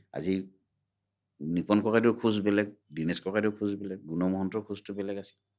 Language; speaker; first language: Assamese; native; Assamese